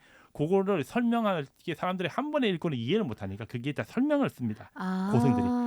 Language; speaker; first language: Korean; native; Korean